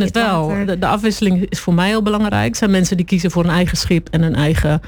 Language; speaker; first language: Dutch; native; Dutch